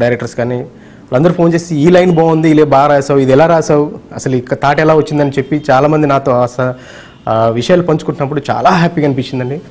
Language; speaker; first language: Telugu; native; Telugu